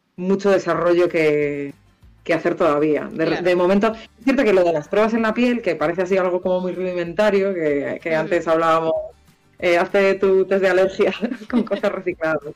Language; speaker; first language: Spanish; native; Spanish